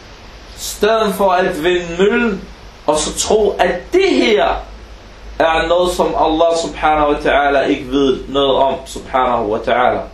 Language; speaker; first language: Danish; non-native, fluent; Arabic